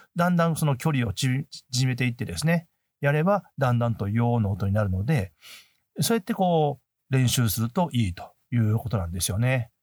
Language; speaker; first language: Japanese; native; Japanese